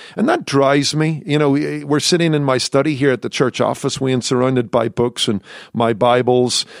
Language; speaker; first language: English; native; English